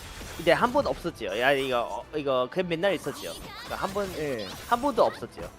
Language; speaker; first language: Korean; early bilingual, heritage; Korean